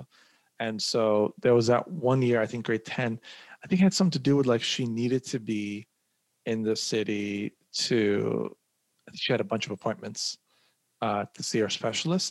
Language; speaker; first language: English; early bilingual, other home language; Somali